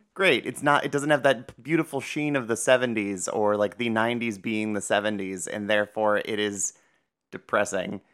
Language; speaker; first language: English; native; English